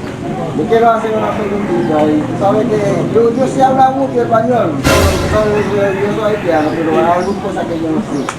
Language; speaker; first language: Spanish; non-native, local second language; Haitian Creole